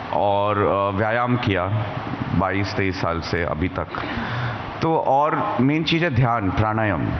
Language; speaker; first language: Hindi; native; Hindi